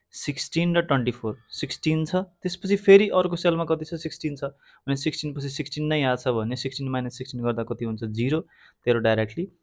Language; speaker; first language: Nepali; native; Nepali